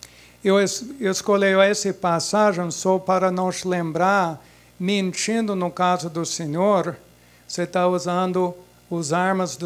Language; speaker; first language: Portuguese; non-native, fluent; English